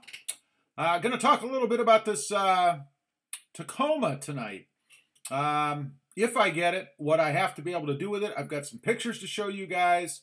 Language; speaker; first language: English; native; English